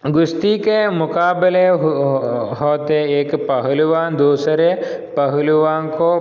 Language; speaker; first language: Hindi; non-native, local second language; Malayalam